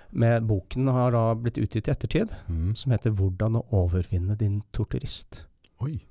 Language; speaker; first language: Norwegian; native; Norwegian